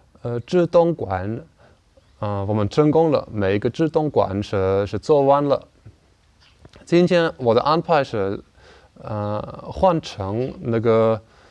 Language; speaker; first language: Chinese; non-native, learner; German